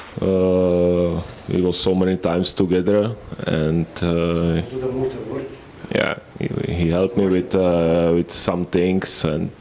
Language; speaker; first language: English; non-native, fluent; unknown